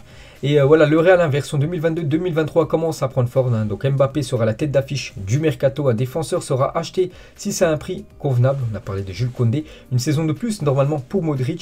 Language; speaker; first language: French; native; French